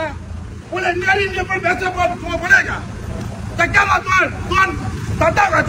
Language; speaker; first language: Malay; non-native, learner; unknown